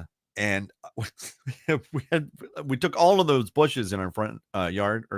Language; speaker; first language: English; native; English